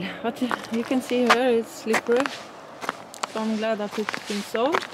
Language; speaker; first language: English; non-native, learner; Norwegian